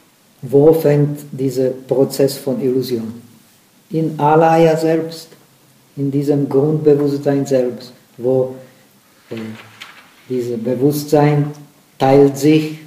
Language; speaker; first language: German; non-native, fluent; Czech